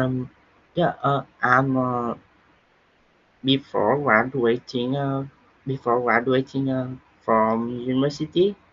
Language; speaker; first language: English; non-native, learner; Vietnamese